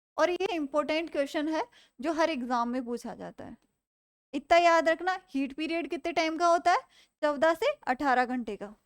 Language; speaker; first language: Hindi; native; Hindi